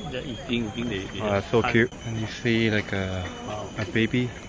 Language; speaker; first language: English; non-native, fluent; Japanese